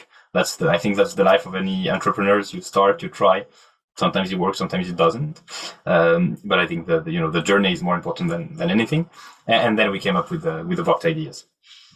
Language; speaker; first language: English; non-native, fluent; French